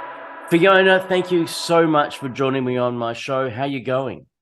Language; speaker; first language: English; native; English